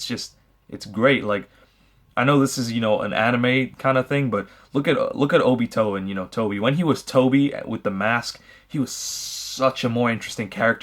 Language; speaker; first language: English; native; English